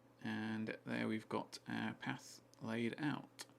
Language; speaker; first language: English; native; English